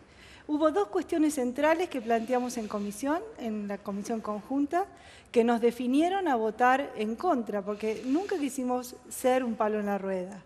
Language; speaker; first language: Spanish; native; Spanish